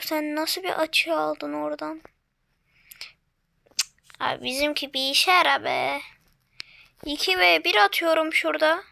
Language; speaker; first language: Turkish; native; Turkish